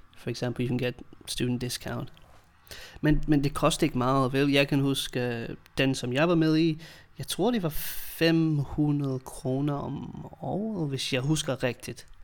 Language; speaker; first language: Danish; non-native, fluent; English